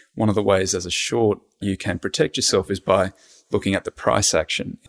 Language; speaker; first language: English; native; English